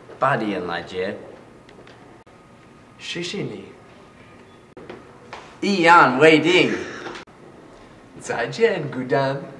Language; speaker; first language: Chinese; non-native, learner; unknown